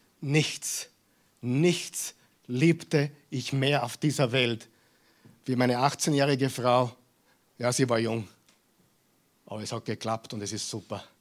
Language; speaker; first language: German; non-native, fluent; English